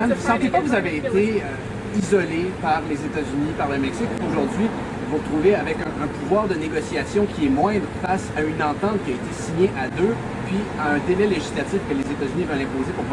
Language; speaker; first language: French; native; French